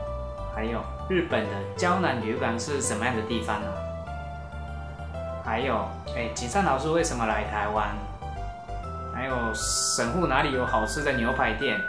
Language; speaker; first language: Chinese; non-native, fluent; Japanese